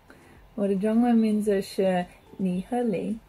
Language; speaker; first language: Chinese; non-native, learner; English